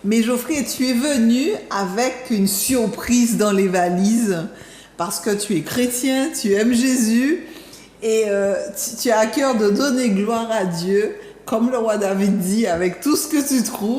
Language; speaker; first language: French; native; French